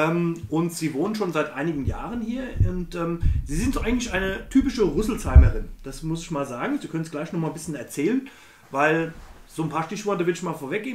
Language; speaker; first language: German; native; German